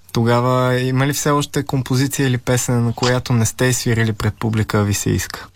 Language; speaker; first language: Bulgarian; native; Bulgarian